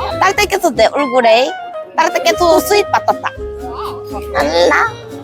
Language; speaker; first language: Spanish; non-native, learner; Korean